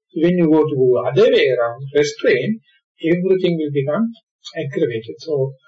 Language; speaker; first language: English; non-native, local second language; Sinhala